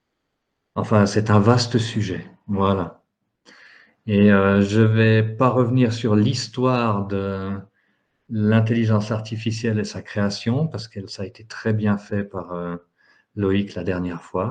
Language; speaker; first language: French; native; French